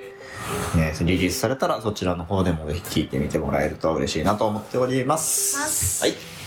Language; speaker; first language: Japanese; native; Japanese